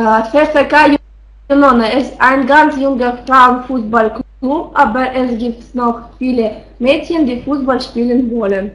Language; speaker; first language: German; non-native, learner; Russian